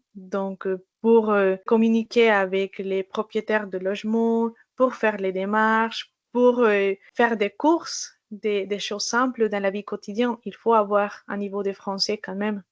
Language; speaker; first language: French; non-native, fluent; Spanish